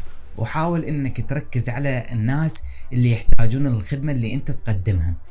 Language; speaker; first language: Arabic; native; Arabic